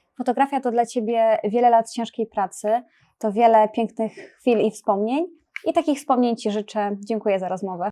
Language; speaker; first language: Polish; native; Polish